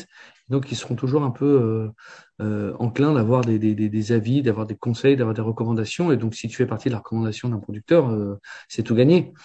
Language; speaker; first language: French; native; French